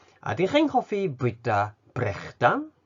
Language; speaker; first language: Welsh; non-native, fluent; Japanese